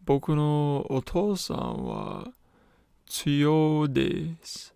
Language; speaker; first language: Japanese; non-native, learner; English